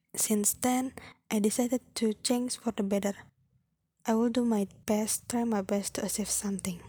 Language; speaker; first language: English; non-native, fluent; Indonesian